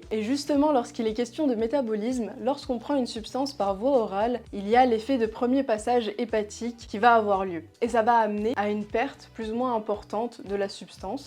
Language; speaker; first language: French; native; French